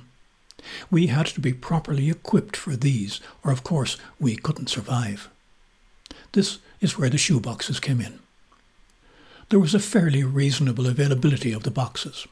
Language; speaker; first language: English; native; English